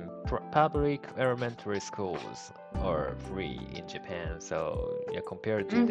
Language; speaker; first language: English; non-native, learner; Japanese